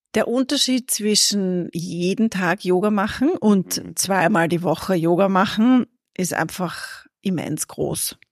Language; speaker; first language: German; native; German